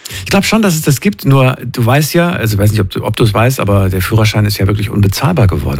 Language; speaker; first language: German; native; German